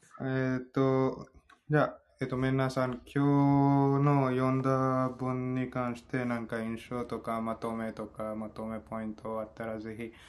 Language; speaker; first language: Japanese; non-native, fluent; Hindi